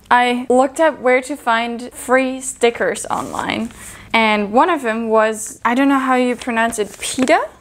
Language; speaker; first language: English; non-native, fluent; German